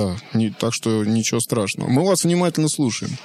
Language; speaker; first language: Russian; native; Russian